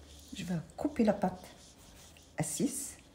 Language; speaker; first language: French; non-native, local second language; Arabic